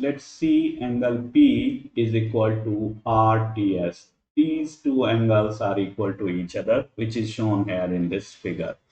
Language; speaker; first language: English; non-native, local second language; Hindi